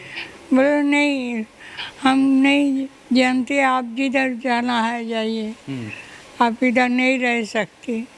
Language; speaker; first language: Hindi; non-native, local second language; Bangla